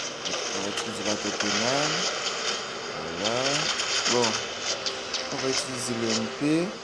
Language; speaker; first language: French; native; French